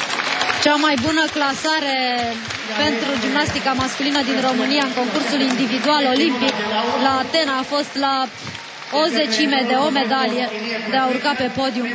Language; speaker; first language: Romanian; native; Romanian